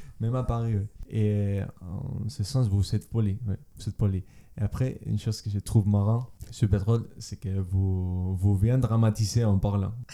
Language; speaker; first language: French; non-native, learner; Spanish